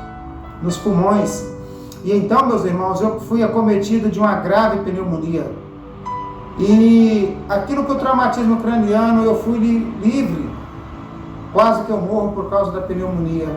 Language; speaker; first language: Portuguese; native; Portuguese